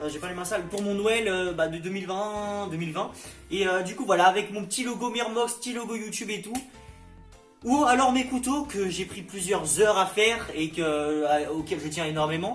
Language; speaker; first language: French; native; French